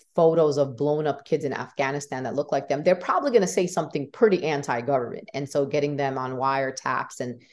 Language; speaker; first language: English; native; English